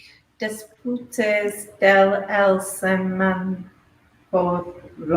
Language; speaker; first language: Spanish; non-native, learner; English